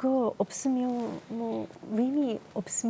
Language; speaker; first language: Korean; non-native, learner; Japanese